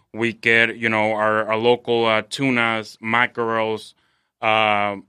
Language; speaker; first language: English; non-native, fluent; Spanish